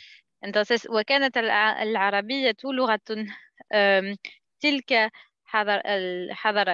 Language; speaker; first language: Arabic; non-native, learner; Spanish